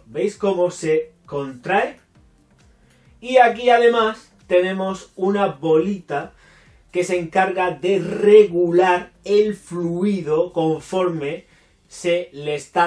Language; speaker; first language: Spanish; native; Spanish